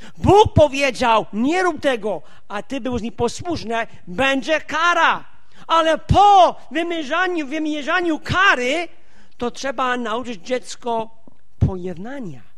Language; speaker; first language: Polish; non-native, fluent; English